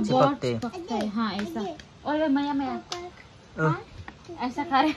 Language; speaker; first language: Hindi; non-native, local second language; Garo